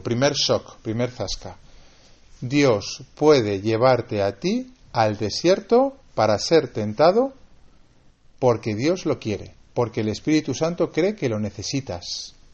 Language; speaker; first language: Spanish; native; Spanish